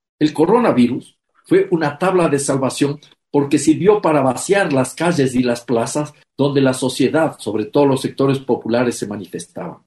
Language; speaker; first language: Spanish; native; Spanish